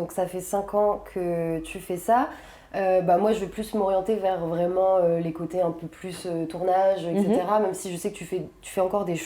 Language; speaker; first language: French; native; French